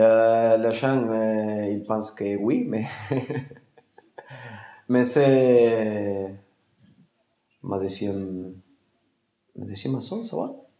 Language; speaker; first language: French; non-native, learner; Spanish